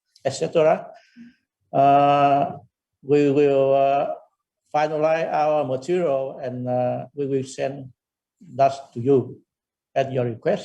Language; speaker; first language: English; non-native, fluent; Vietnamese